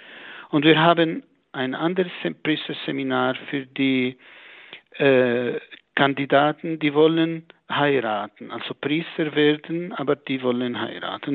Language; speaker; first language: German; non-native, fluent; Arabic